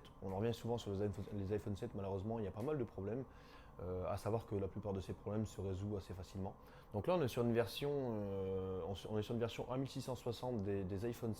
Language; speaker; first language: French; native; French